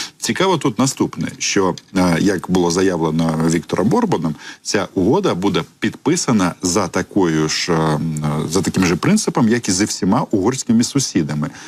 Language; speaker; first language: Ukrainian; native; Ukrainian